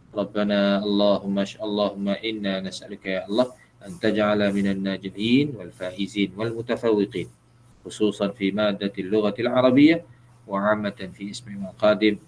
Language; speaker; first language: Arabic; non-native, fluent; Malay